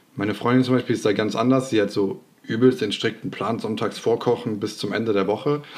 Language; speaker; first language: German; native; German